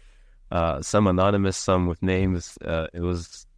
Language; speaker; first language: English; early bilingual, heritage; Lithuanian